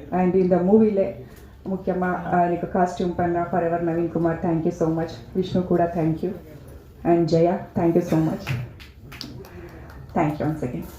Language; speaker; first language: Tamil; non-native, learner; Kannada